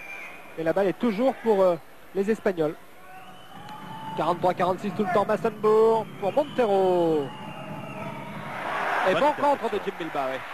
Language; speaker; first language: French; native; French